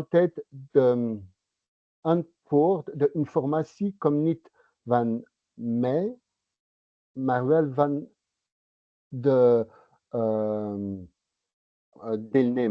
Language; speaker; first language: Dutch; non-native, local second language; French